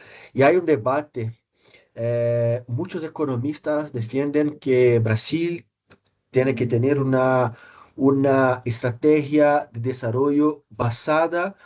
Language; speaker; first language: Spanish; non-native, fluent; Portuguese